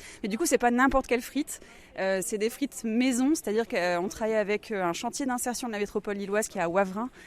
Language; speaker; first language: French; native; French